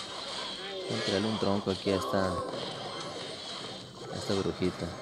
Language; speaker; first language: Spanish; native; Spanish